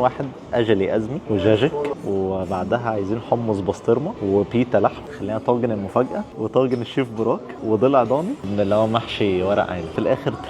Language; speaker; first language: Arabic; native; Arabic